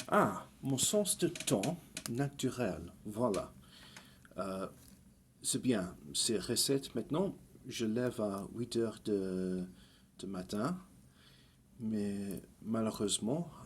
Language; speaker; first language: French; early bilingual, heritage; English